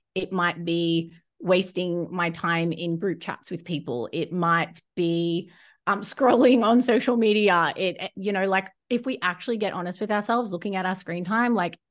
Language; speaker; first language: English; native; English